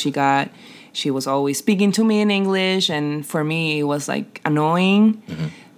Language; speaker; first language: English; non-native, fluent; Spanish